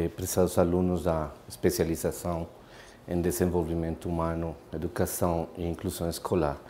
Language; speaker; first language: Portuguese; non-native, fluent; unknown